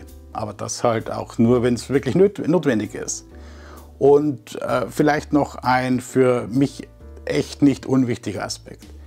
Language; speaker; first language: German; native; German